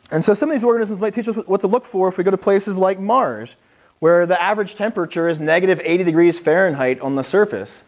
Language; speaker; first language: English; native; English